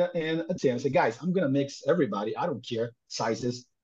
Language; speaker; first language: English; non-native, fluent; Portuguese